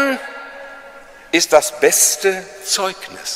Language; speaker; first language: German; native; German